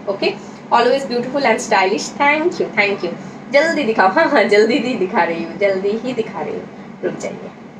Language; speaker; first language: Hindi; non-native, local second language; Bangla